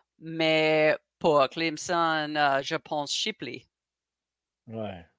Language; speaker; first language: French; non-native, learner; English